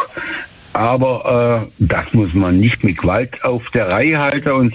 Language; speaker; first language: German; native; German